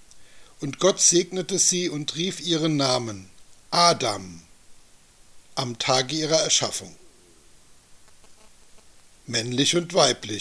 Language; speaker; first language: German; native; German